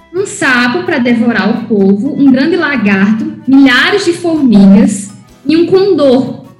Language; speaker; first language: Portuguese; early bilingual, heritage; Spanish